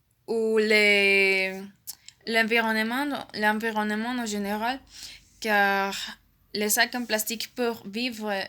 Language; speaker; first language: French; non-native, learner; Spanish